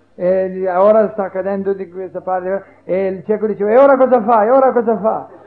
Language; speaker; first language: Italian; native; Italian